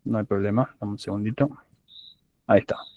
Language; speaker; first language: Spanish; native; Spanish